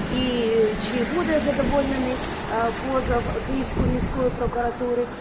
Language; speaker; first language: Ukrainian; native; Ukrainian